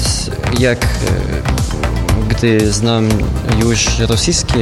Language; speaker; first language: Polish; non-native, learner; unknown